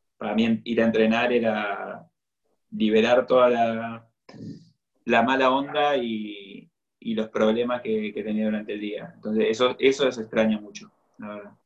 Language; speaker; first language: Spanish; native; Spanish